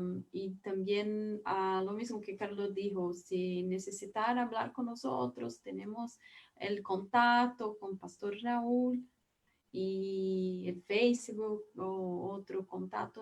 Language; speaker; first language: Spanish; non-native, learner; Portuguese